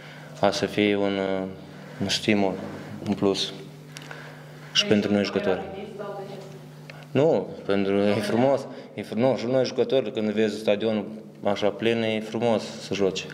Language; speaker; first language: Romanian; early bilingual, heritage; Romanian